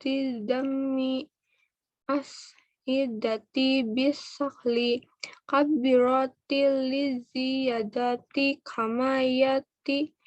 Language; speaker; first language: Arabic; non-native, learner; Indonesian